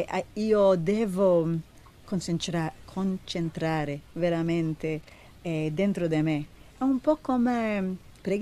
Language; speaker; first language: Italian; non-native, learner; Hebrew